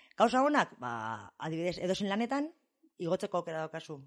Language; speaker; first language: Basque; non-native, fluent; English